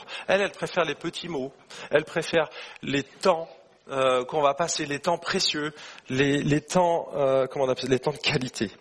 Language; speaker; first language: French; native; French